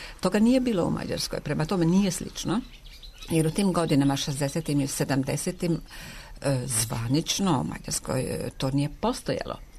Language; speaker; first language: Serbian; non-native, local second language; Hungarian